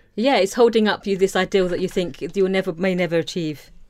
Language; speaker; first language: English; native; English